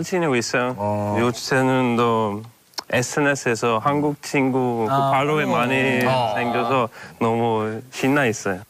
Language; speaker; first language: Korean; non-native, fluent; Swedish